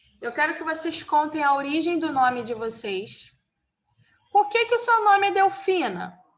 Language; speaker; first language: Portuguese; native; Portuguese